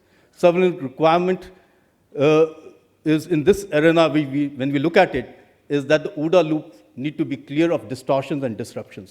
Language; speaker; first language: English; non-native, local second language; Hindi